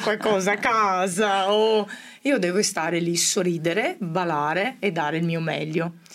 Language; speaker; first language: Italian; non-native, fluent; Portuguese